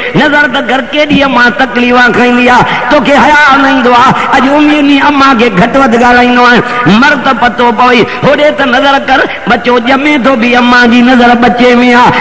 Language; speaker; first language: Sindhi; native; Sindhi